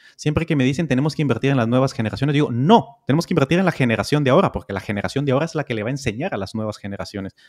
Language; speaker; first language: Spanish; native; Spanish